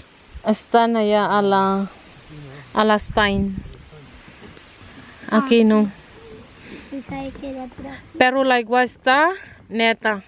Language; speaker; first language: Catalan; non-native, learner; Filipino